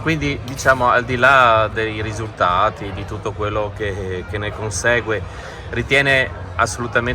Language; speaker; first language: Italian; native; Italian